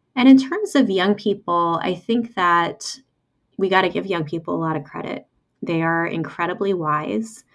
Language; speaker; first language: English; native; English